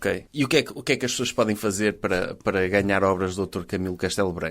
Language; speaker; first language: Portuguese; native; Portuguese